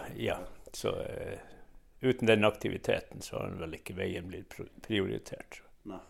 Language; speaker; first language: Norwegian; native; Norwegian